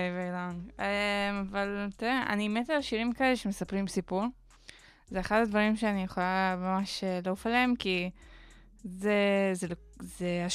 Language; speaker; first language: Hebrew; non-native, local second language; Arabic